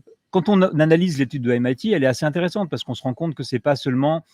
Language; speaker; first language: French; native; French